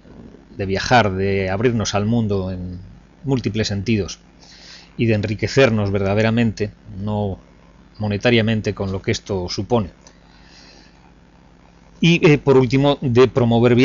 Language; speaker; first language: Spanish; native; Spanish